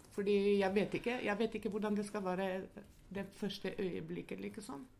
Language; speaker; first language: Norwegian; non-native, fluent; Albanian